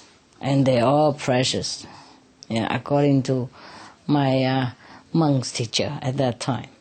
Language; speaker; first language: English; non-native, fluent; Vietnamese